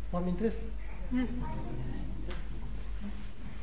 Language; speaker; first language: Russian; non-native, learner; Tibetan